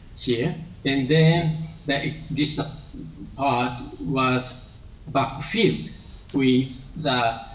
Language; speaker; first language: English; non-native, learner; Japanese